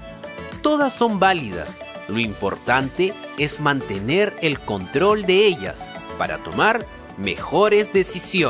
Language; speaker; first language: Spanish; native; Spanish